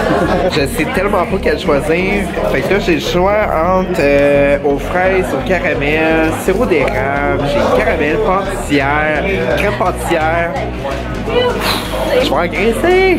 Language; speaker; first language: French; native; French